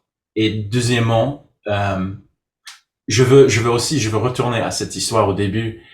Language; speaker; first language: French; non-native, learner; English